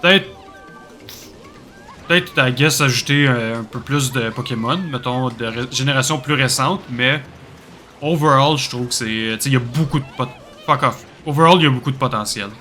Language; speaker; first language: French; native; French